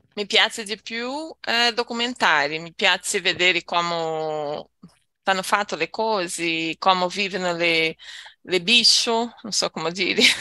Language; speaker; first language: Italian; non-native, learner; Spanish